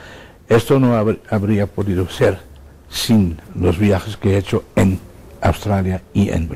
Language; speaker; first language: Spanish; non-native, fluent; Dutch